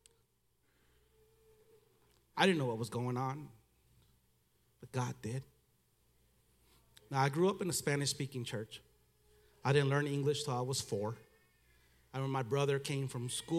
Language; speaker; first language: English; early bilingual, other home language; Spanish